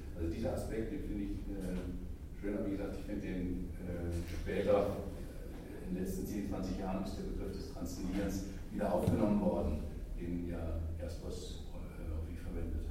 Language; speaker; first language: German; native; German